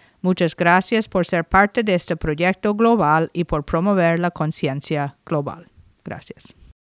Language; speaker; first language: Spanish; non-native, fluent; English